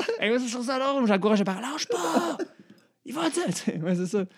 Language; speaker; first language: French; native; French